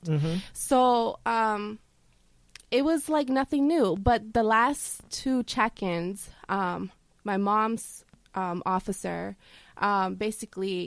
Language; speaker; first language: English; early bilingual, other home language; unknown